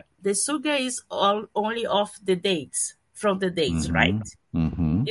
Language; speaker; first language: English; non-native, learner; Portuguese